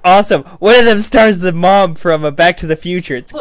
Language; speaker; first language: English; native; English